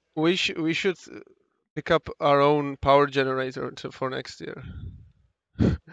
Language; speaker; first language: English; non-native, fluent; Czech